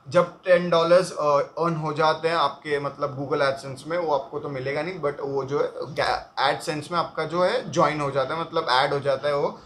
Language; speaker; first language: Hindi; non-native, local second language; Marathi